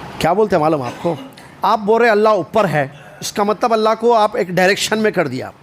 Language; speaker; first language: Urdu; native; Urdu